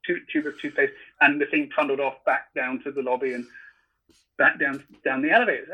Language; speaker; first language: English; native; English